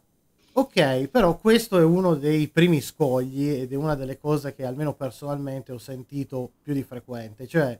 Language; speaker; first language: Italian; native; Italian